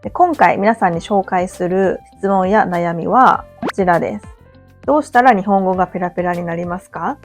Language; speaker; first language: Japanese; native; Japanese